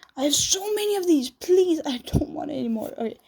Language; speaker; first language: English; non-native, fluent; Danish